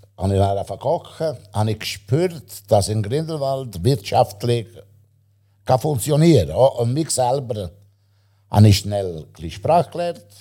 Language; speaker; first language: German; non-native, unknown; Italian